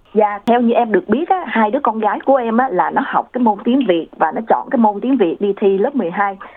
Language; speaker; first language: Vietnamese; native; Vietnamese